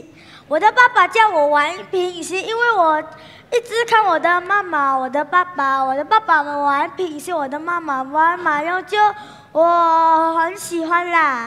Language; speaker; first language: Chinese; non-native, local second language; Malay